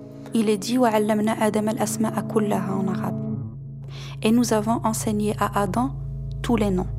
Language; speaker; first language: French; non-native, local second language; Arabic